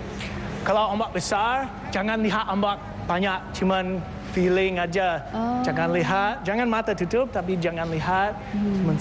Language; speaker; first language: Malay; non-native, learner; English